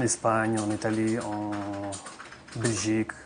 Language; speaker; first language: French; non-native, fluent; Russian